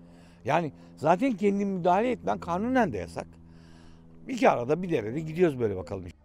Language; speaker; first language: Turkish; native; Turkish